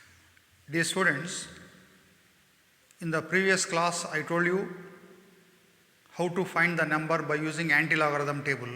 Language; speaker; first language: English; non-native, local second language; Kannada